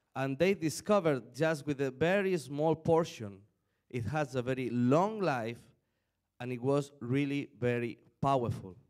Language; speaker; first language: English; non-native, fluent; Spanish